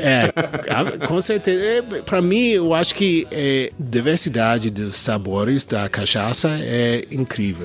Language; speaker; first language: Portuguese; non-native, learner; English